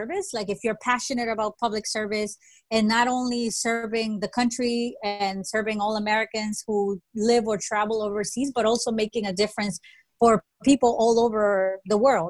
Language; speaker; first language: English; early bilingual, other home language; Spanish